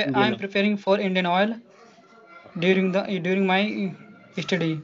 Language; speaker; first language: English; non-native, learner; Hindi